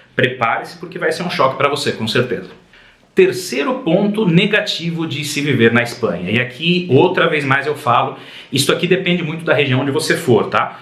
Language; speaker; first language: Portuguese; native; Portuguese